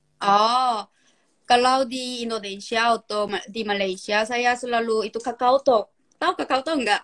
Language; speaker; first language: Indonesian; non-native, learner; Korean